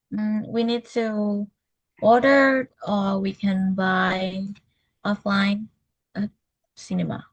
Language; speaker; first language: English; non-native, learner; Vietnamese